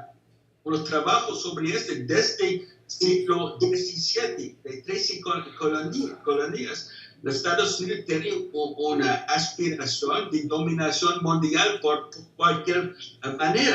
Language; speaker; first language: Spanish; non-native, fluent; English